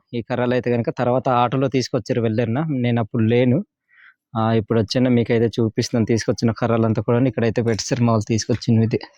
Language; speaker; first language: Telugu; non-native, local second language; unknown